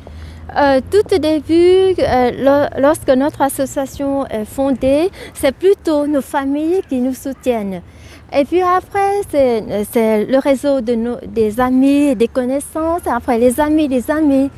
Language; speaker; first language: French; non-native, fluent; Vietnamese